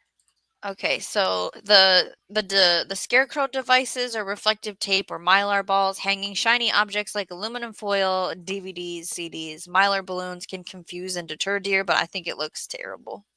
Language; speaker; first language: English; native; English